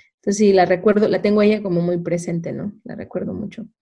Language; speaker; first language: Spanish; native; Spanish